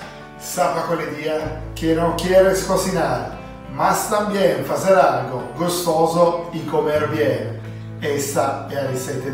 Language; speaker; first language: Portuguese; non-native, learner; Italian